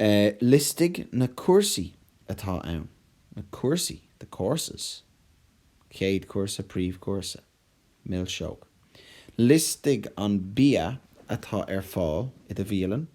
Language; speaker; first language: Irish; non-native, local second language; English